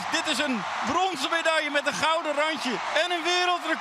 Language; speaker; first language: Dutch; native; Dutch